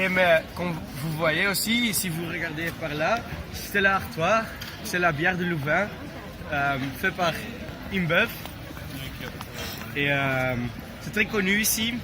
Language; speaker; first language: French; non-native, learner; Dutch